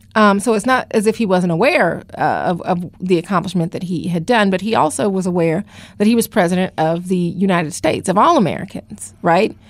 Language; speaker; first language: English; native; English